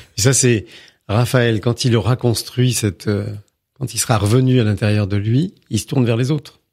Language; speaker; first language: French; native; French